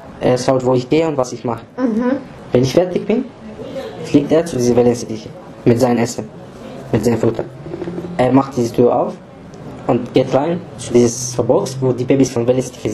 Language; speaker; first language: German; non-native, learner; Arabic